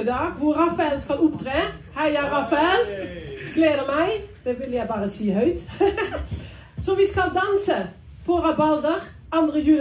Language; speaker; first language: Norwegian; non-native, fluent; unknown